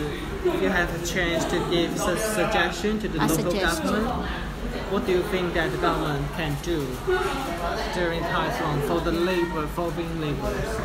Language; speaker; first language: English; non-native, fluent; Cantonese